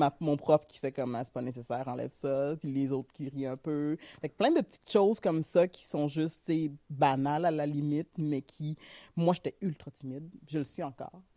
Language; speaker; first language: French; early bilingual, other home language; Haitian Creole